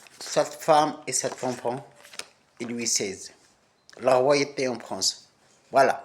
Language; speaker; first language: French; non-native, local second language; Arabic